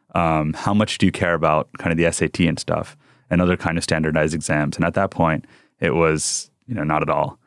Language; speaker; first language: English; early bilingual, other home language; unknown